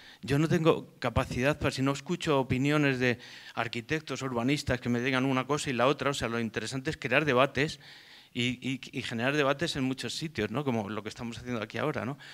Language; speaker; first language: Spanish; native; Spanish